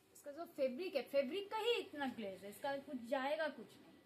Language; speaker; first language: Hindi; non-native, local second language; Bangla